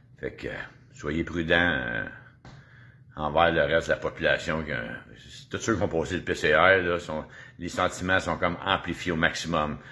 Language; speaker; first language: French; native; French